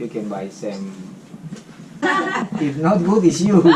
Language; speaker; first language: English; non-native, learner; Indonesian